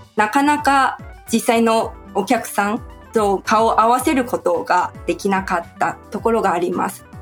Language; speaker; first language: Japanese; non-native, fluent; Chinese